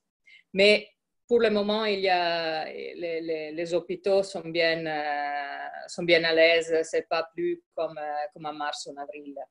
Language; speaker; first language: French; non-native, fluent; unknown